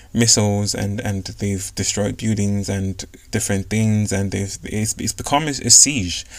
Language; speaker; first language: English; non-native, local second language; Yoruba